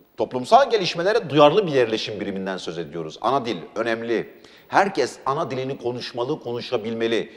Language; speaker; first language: Turkish; non-native, local second language; Arabic